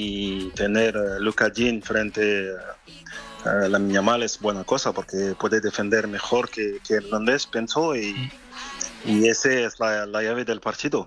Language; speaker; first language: Spanish; non-native, fluent; French